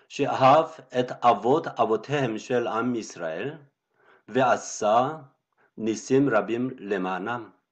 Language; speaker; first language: Hebrew; non-native, fluent; Korean